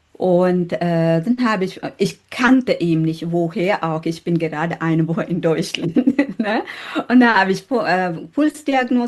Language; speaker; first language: German; non-native, fluent; Sinhala